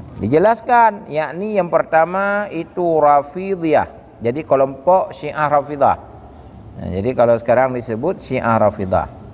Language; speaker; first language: Malay; non-native, local second language; Achinese